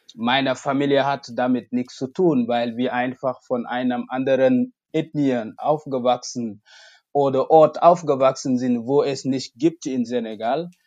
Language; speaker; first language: German; non-native, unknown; Wolof